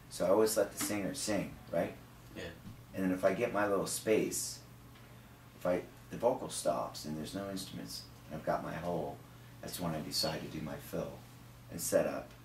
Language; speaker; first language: English; native; English